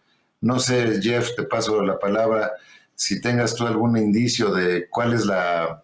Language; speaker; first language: Spanish; native; Spanish